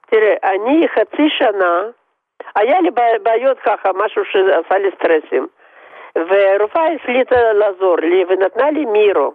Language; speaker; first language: Hebrew; non-native, fluent; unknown